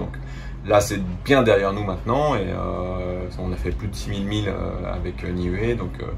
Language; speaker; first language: French; native; French